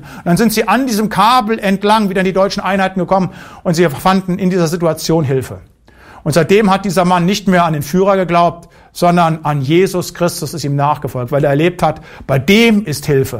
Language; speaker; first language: German; native; German